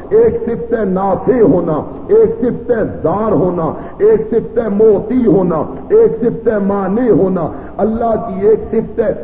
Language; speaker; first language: Urdu; non-native, local second language; Punjabi